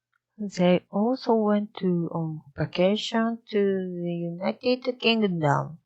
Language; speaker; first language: English; non-native, learner; Japanese